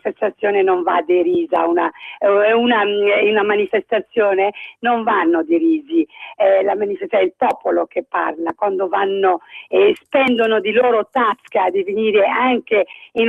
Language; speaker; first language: Italian; non-native, fluent; Arabic